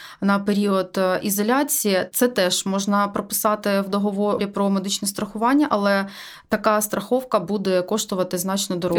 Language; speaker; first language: Ukrainian; native; Ukrainian